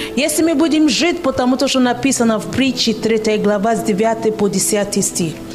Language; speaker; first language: Russian; non-native, fluent; Yoruba